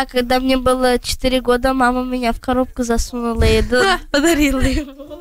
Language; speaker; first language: Russian; early bilingual, heritage; Russian